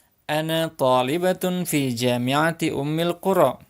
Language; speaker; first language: Arabic; non-native, fluent; Indonesian